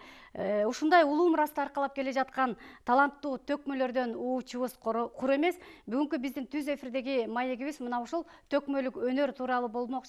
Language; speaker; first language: Kyrgyz; native; Kyrgyz